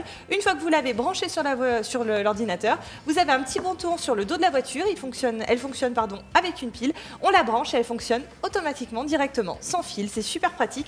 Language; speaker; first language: French; native; French